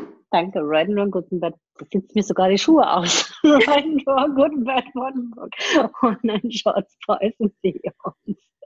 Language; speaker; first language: German; native; German